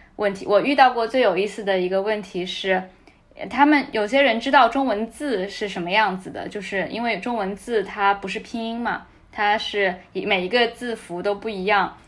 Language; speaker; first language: Chinese; native; Chinese